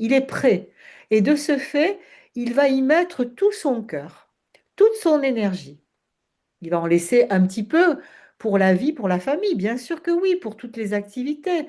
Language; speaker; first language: French; native; French